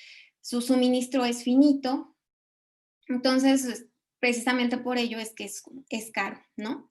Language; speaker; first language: Spanish; native; Spanish